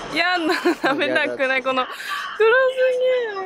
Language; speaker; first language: Japanese; non-native, fluent; Chinese